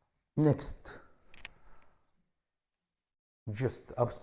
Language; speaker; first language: English; non-native, fluent; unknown